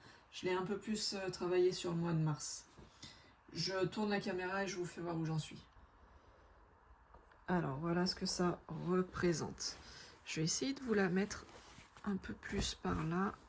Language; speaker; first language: French; native; French